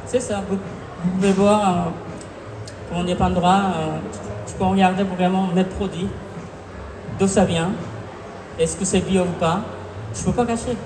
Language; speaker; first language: French; non-native, fluent; Japanese